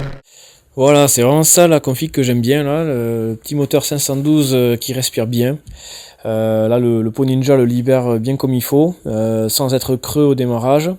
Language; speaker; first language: French; native; French